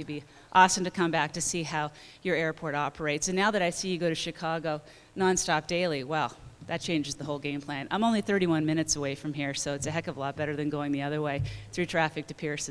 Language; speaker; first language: English; native; English